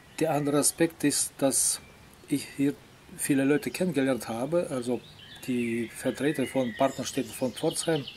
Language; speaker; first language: German; non-native, fluent; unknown